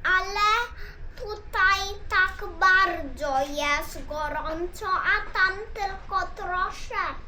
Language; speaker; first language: Polish; early bilingual, heritage; Polish